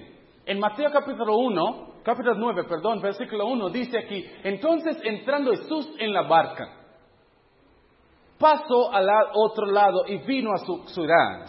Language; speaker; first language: Spanish; non-native, fluent; English